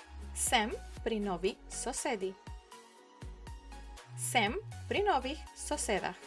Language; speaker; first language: Slovenian; non-native, fluent; Spanish